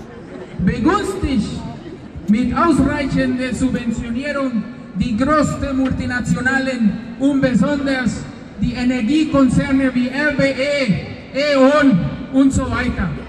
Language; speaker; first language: German; non-native, fluent; Spanish